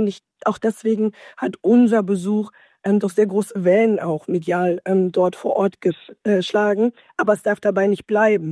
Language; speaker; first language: German; native; German